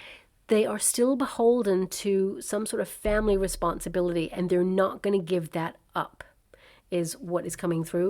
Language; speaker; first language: English; native; English